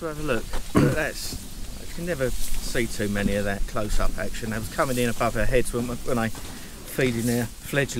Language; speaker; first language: English; native; English